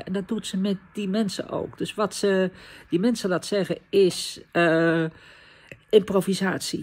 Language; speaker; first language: Dutch; native; Dutch